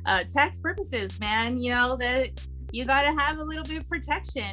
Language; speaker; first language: English; early bilingual, other home language; Spanish